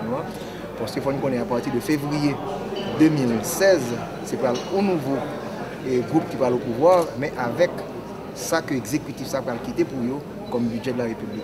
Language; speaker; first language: French; non-native, local second language; Haitian Creole